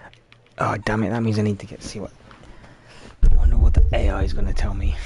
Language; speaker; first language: English; native; English